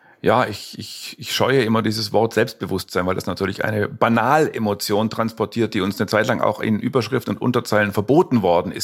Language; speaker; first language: German; native; German